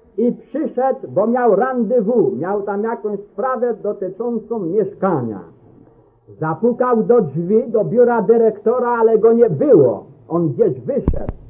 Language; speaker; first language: Polish; native; Polish